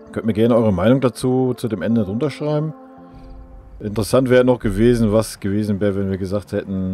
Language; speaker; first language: German; native; German